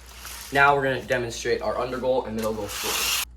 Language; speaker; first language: English; native; English